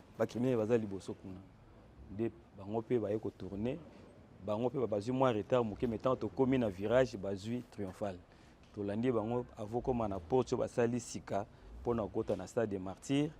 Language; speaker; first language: Lingala; native; Lingala